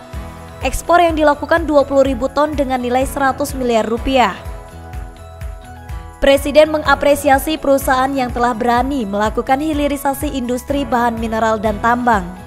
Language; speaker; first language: Indonesian; native; Indonesian